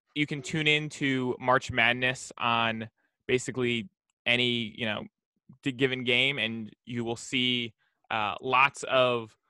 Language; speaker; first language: English; native; English